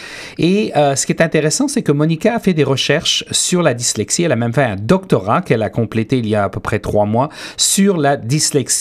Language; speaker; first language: French; native; French